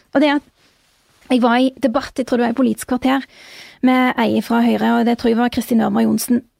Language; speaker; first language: Norwegian; native; Norwegian